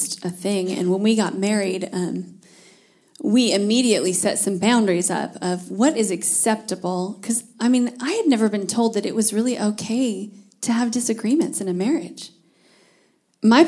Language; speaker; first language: English; native; English